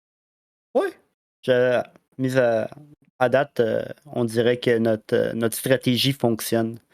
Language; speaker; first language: French; native; French